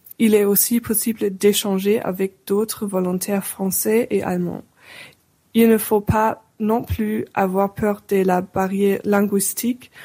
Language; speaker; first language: French; non-native, fluent; German